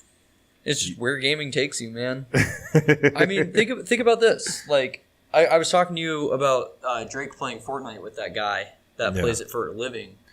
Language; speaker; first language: English; native; English